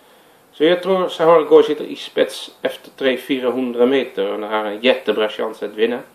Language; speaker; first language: Swedish; non-native, learner; Dutch